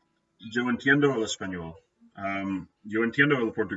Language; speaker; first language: Spanish; non-native, fluent; English